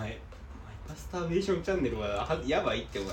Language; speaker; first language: Japanese; native; Japanese